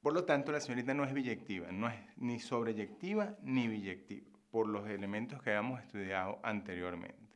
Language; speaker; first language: Spanish; native; Spanish